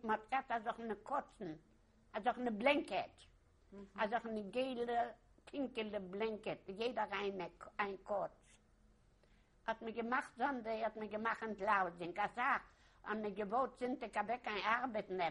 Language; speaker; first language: German; non-native, learner; Yiddish